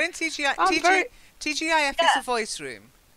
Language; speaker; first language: English; native; English